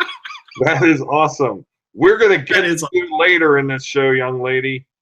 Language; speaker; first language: English; native; English